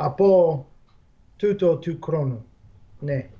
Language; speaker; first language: Greek; non-native, fluent; English